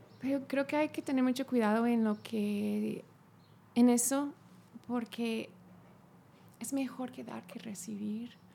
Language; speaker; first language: Spanish; non-native, fluent; English